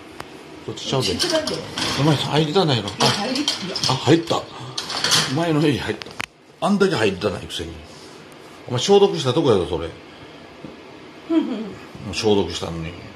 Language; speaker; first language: Japanese; native; Japanese